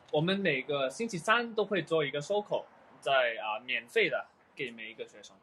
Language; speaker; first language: Chinese; early bilingual, heritage; Chinese